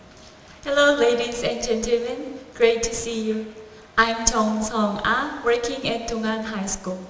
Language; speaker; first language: English; non-native, fluent; Korean